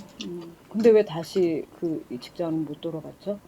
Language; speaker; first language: Korean; native; Korean